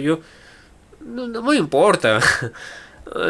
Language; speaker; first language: Spanish; native; Spanish